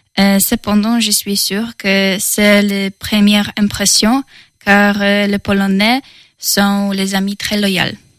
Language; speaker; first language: French; non-native, fluent; Polish